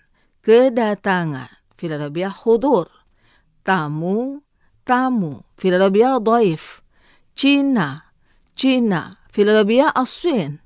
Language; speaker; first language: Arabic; non-native, fluent; Indonesian